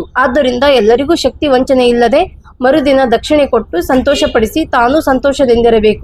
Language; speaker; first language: Kannada; native; Kannada